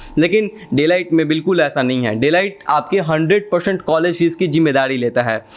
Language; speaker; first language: Hindi; native; Hindi